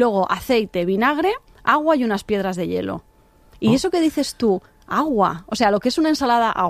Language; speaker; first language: Spanish; native; Spanish